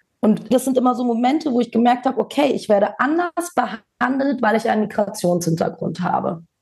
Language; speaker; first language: German; early bilingual, other home language; Bosnian